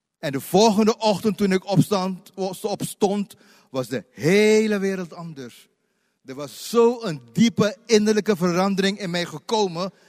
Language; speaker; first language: Dutch; native; Dutch